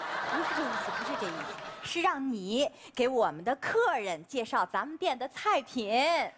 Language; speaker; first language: Chinese; native; Chinese